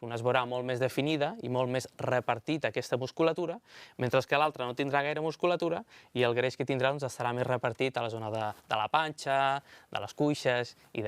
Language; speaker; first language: Catalan; native; Catalan